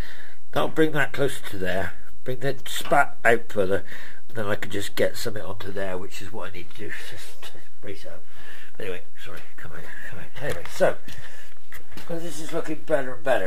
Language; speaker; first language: English; native; English